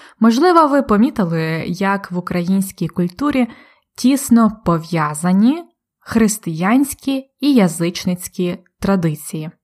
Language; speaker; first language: Ukrainian; native; Ukrainian